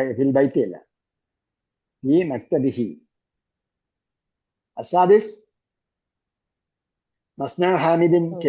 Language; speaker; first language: Arabic; non-native, fluent; Malayalam